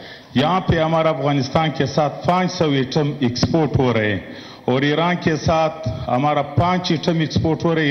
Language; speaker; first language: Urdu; non-native, local second language; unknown